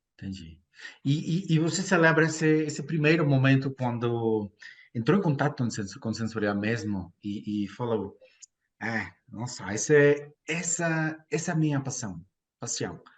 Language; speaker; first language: Portuguese; non-native, fluent; Spanish